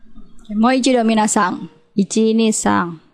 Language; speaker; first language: Japanese; non-native, fluent; Indonesian